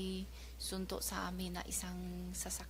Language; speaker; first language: Filipino; non-native, learner; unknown